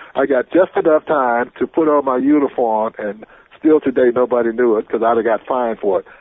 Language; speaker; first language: English; native; English